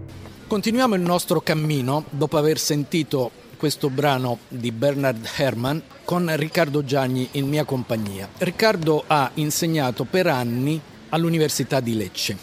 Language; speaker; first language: Italian; native; Italian